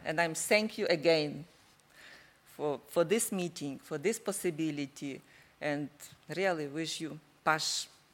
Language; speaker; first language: English; non-native, learner; Ukrainian